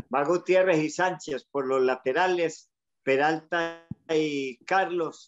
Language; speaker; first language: Spanish; native; Spanish